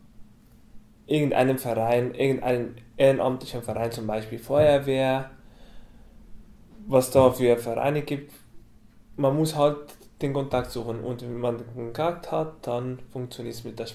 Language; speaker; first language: German; non-native, fluent; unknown